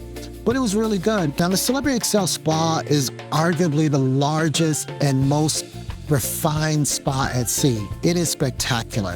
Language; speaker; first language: English; native; English